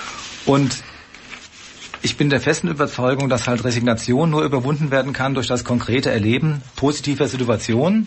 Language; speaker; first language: German; native; German